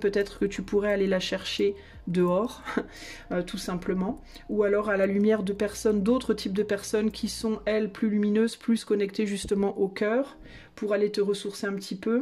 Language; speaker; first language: French; native; French